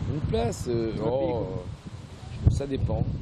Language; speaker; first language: French; native; French